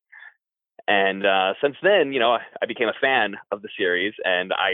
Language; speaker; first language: English; native; English